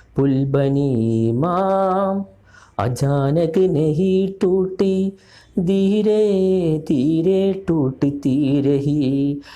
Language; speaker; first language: Hindi; non-native, local second language; Malayalam